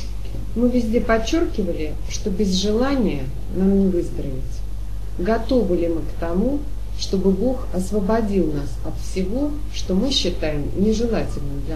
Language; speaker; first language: Russian; native; Russian